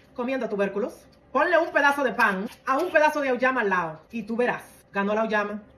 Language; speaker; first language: Spanish; native; Spanish